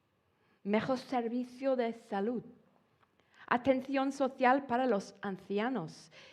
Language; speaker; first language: Spanish; non-native, fluent; English